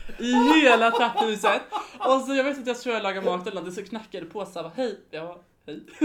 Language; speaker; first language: Swedish; native; Swedish